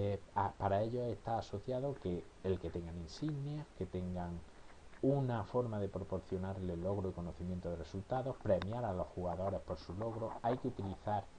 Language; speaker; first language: Spanish; native; Spanish